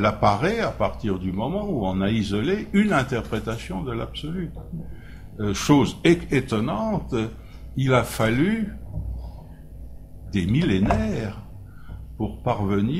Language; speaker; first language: French; native; French